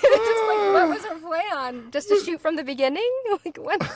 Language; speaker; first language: English; native; English